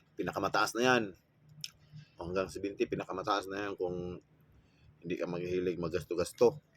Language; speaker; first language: Filipino; non-native, local second language; Cebuano